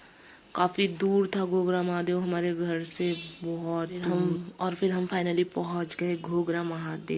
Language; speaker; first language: Hindi; native; Hindi